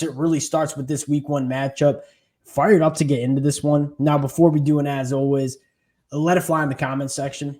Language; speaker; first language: English; native; English